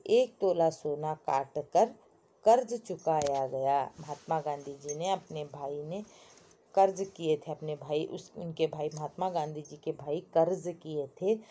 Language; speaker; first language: Hindi; non-native, local second language; Kannada